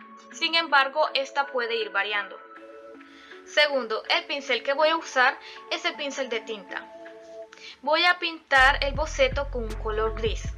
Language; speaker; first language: Spanish; native; Spanish